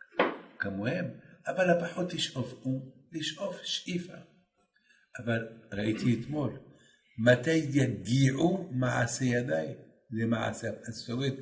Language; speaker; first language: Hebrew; non-native, fluent; French